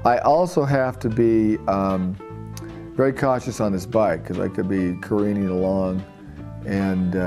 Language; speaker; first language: English; native; English